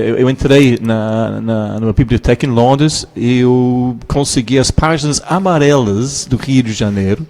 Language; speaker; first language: Portuguese; non-native, fluent; English